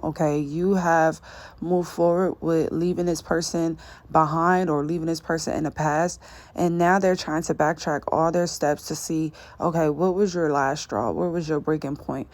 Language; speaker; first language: English; native; English